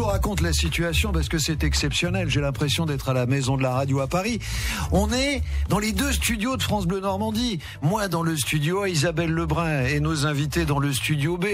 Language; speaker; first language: French; native; French